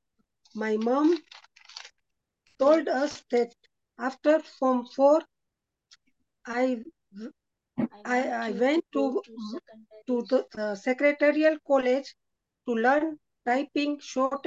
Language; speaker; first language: English; non-native, local second language; Gujarati